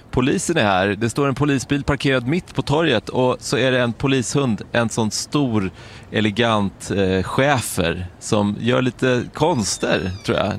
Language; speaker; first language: Swedish; native; Swedish